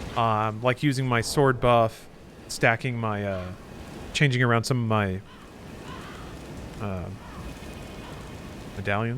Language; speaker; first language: English; native; English